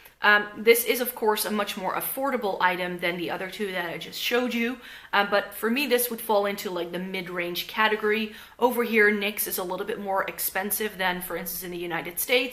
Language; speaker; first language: English; non-native, fluent; Dutch